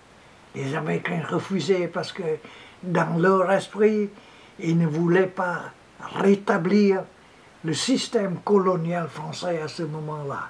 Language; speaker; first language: French; non-native, local second language; Vietnamese